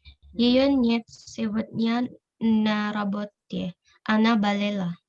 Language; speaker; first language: Russian; non-native, learner; Indonesian